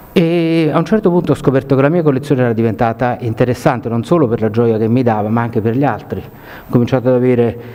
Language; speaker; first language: Italian; native; Italian